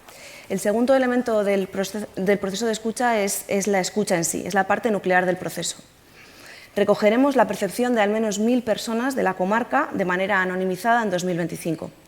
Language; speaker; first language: Spanish; native; Spanish